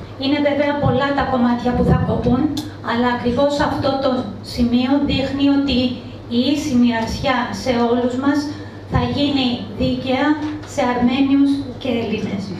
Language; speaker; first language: Greek; non-native, local second language; Armenian